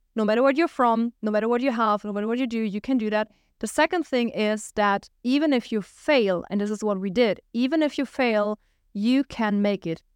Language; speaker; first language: English; non-native, fluent; German